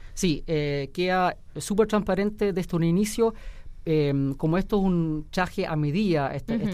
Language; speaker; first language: Spanish; early bilingual, heritage; Spanish